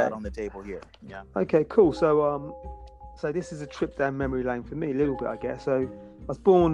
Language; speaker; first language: English; native; English